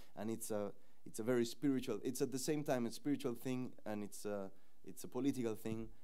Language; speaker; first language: English; non-native, fluent; Spanish